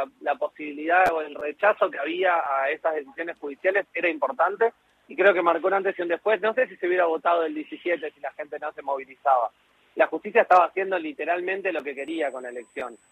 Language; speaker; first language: Spanish; native; Spanish